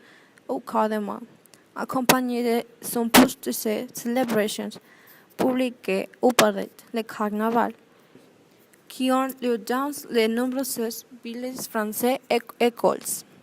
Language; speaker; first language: French; non-native, learner; Spanish